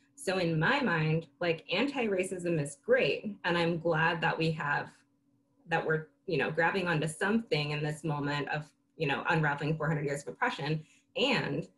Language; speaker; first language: English; native; English